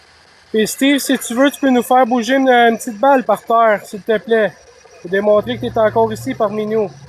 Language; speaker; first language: French; native; French